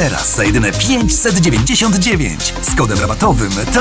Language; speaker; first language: Polish; native; Polish